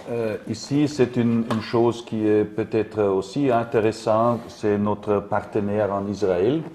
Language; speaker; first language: French; non-native, learner; German